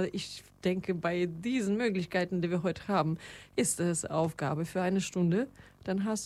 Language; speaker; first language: German; non-native, fluent; Russian